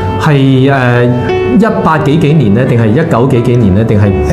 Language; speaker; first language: Cantonese; native; Cantonese